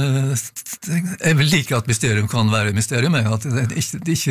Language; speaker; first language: Norwegian; native; Norwegian